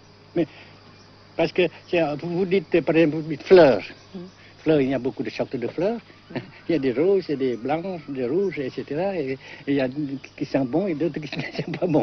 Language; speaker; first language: French; non-native, fluent; Vietnamese